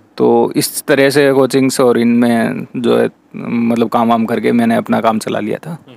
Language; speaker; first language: Hindi; native; Hindi